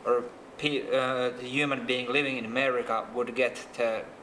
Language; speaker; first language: English; non-native, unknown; Finnish